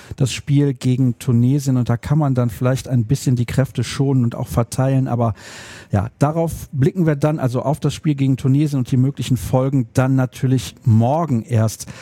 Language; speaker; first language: German; native; German